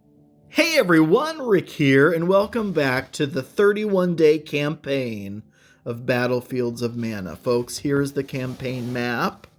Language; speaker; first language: English; native; English